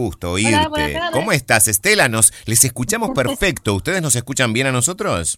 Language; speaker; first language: Spanish; native; Spanish